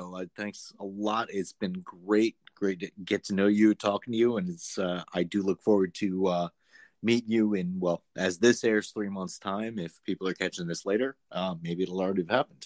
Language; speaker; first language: English; native; English